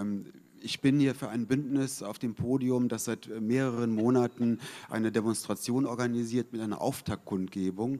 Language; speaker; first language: German; native; German